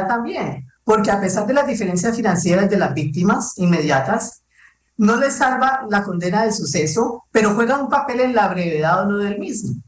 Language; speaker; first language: Spanish; native; Spanish